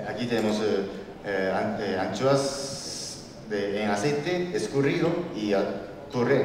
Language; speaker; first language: Spanish; non-native, learner; Japanese